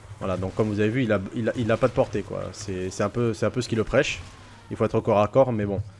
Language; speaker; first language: French; native; French